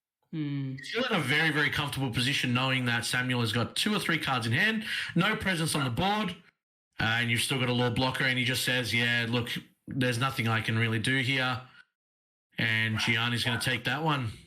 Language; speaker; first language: English; native; English